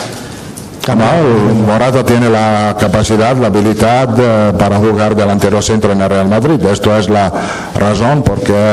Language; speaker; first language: Spanish; non-native, fluent; Italian